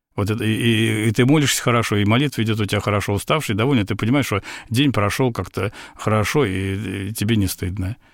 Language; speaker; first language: Russian; native; Russian